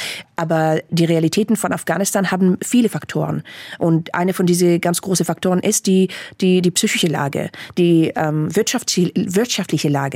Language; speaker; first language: German; non-native, fluent; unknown